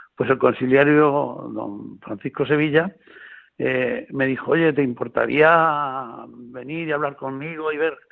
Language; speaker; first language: Spanish; native; Spanish